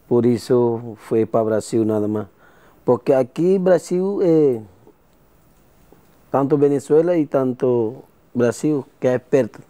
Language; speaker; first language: Portuguese; non-native, learner; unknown